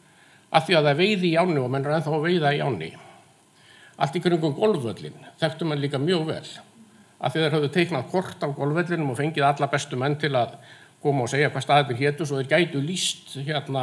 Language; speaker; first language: Icelandic; native; Icelandic